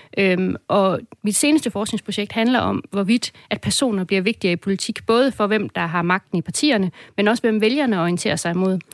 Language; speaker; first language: Danish; native; Danish